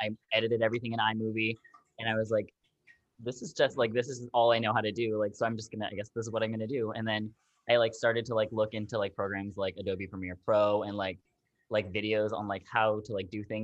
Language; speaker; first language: English; native; English